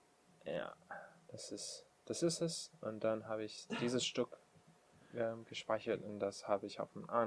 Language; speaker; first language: German; non-native, learner; English